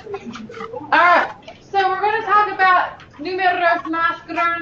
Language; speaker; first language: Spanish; non-native, fluent; English